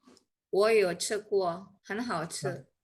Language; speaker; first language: Chinese; non-native, learner; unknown